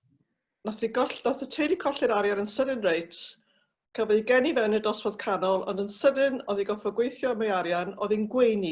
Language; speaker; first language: Welsh; native; Welsh